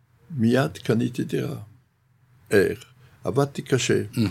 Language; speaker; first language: Hebrew; non-native, fluent; Yiddish